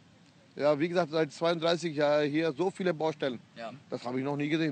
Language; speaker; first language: German; non-native, fluent; Punjabi